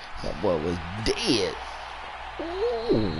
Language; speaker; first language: English; native; English